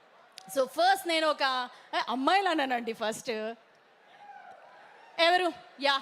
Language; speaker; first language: Telugu; native; Telugu